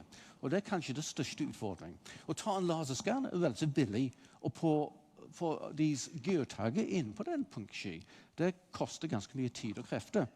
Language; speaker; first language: Norwegian; non-native, fluent; English